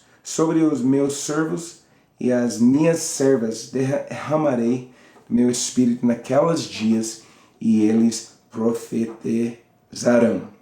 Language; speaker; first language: Portuguese; non-native, learner; English